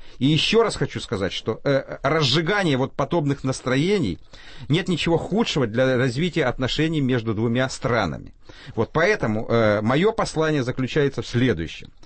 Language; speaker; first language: Russian; native; Russian